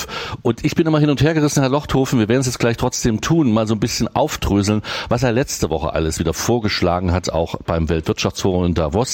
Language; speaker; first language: German; native; German